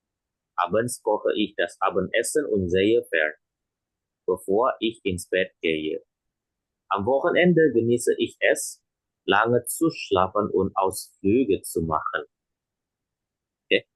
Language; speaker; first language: German; non-native, fluent; Indonesian